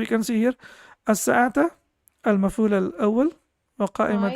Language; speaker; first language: Arabic; non-native, fluent; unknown